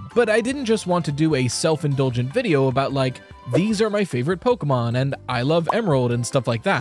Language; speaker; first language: English; native; English